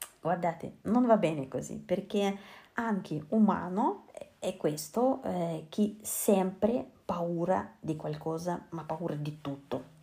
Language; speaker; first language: Italian; non-native, learner; Russian